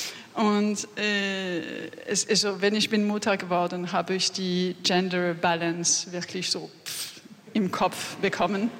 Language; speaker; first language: German; non-native, learner; French